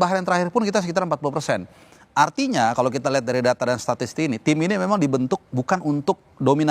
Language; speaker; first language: Indonesian; native; Indonesian